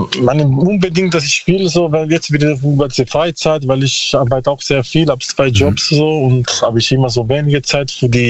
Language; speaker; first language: German; non-native, learner; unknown